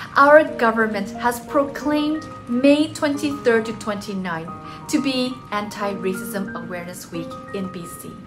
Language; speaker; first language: English; non-native, fluent; Chinese